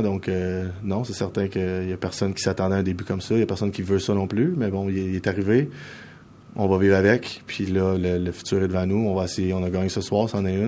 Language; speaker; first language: French; native; French